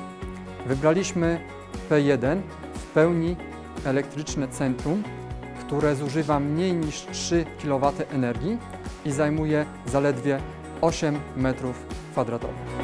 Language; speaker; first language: Polish; native; Polish